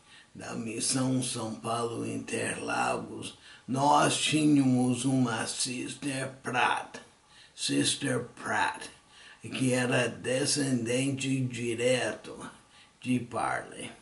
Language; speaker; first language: Portuguese; non-native, fluent; English